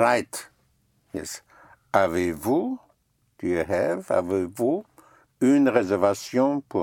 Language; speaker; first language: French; non-native, fluent; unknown